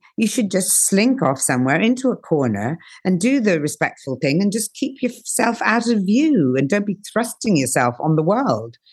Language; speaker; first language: English; native; English